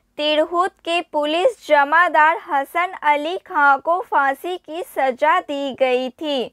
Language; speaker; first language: Hindi; native; Hindi